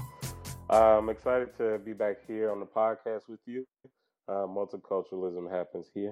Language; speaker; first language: English; native; English